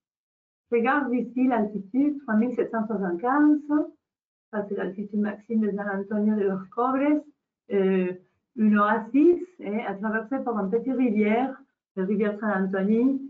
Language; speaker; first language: French; non-native, learner; Spanish